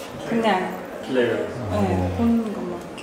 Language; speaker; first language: Korean; non-native, learner; Uzbek